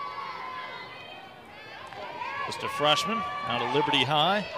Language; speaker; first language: English; native; English